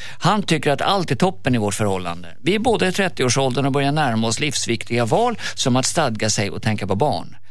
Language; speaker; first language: Swedish; native; Swedish